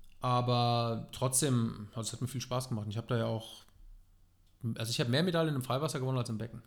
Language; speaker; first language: German; native; German